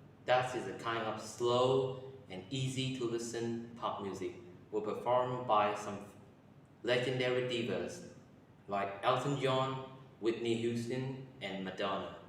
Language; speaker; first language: English; non-native, learner; Vietnamese